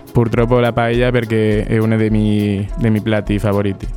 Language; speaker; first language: Italian; non-native, learner; Spanish